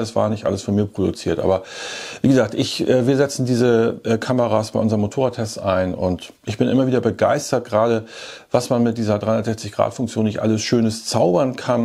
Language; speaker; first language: German; native; German